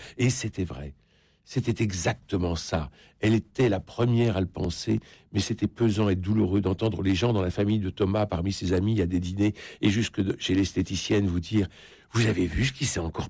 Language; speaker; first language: French; native; French